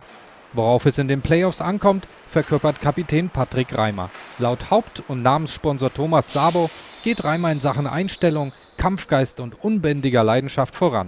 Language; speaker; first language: German; native; German